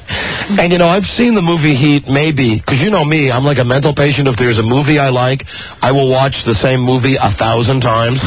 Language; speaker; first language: English; native; English